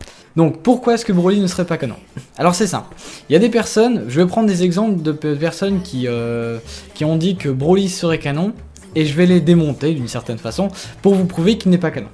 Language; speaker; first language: French; native; French